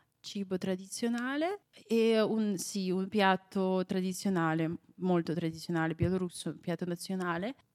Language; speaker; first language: Italian; non-native, fluent; Belarusian